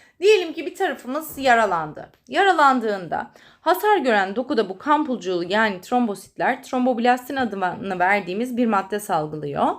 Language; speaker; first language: Turkish; native; Turkish